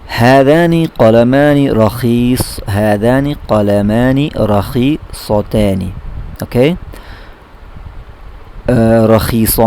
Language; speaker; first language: Arabic; non-native, fluent; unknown